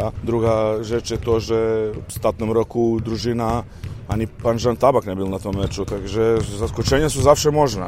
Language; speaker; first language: Polish; non-native, learner; Serbian